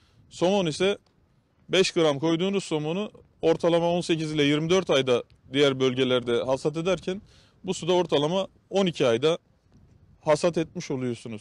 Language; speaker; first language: Turkish; native; Turkish